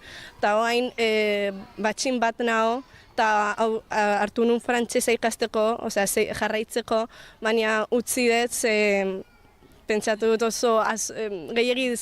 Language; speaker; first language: Basque; early bilingual, other home language; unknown